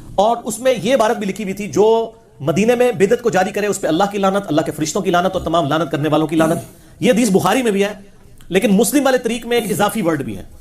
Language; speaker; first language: Urdu; non-native, local second language; Punjabi